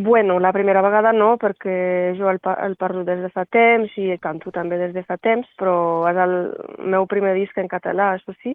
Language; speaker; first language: Catalan; non-native, local second language; French